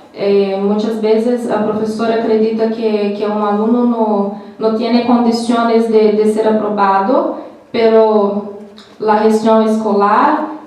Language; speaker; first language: Spanish; non-native, learner; Portuguese